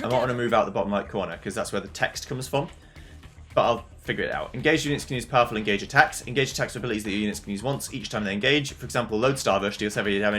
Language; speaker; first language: English; native; English